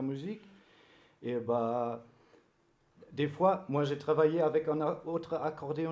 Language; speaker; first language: French; non-native, fluent; German